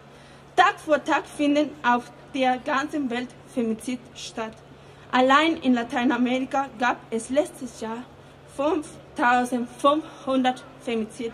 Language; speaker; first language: German; non-native, fluent; Spanish